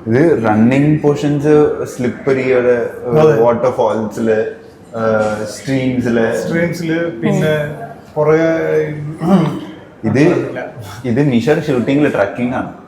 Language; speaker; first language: Malayalam; non-native, learner; Tamil